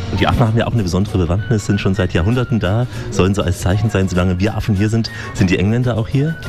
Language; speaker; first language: German; native; German